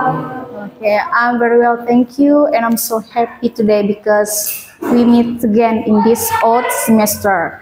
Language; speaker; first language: English; non-native, learner; Indonesian